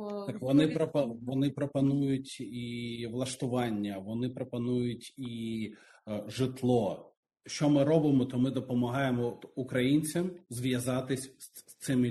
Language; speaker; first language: Ukrainian; non-native, local second language; Russian